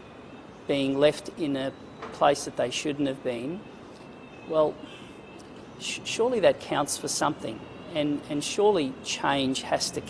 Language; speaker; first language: English; native; English